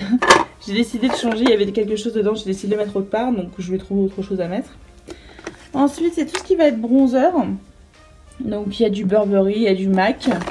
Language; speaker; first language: French; native; French